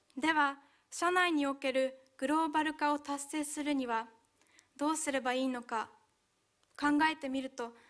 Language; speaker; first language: Japanese; early bilingual, other home language; Hungarian